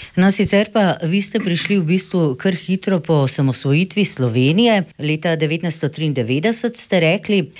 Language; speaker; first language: Slovenian; native; Slovenian